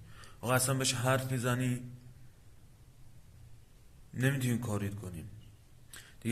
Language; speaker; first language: Persian; native; Persian